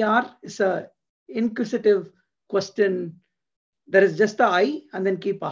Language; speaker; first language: English; non-native, local second language; Tamil